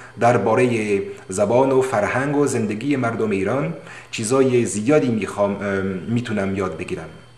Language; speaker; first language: Persian; non-native, learner; French